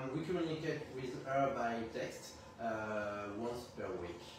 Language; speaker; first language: English; non-native, fluent; French